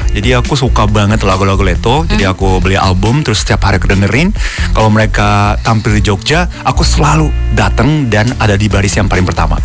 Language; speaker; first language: Indonesian; non-native, fluent; Japanese